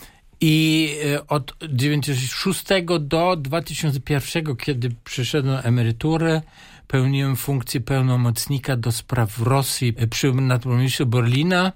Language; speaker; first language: Polish; non-native, fluent; German